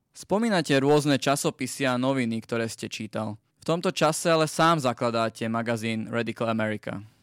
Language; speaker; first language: Slovak; native; Slovak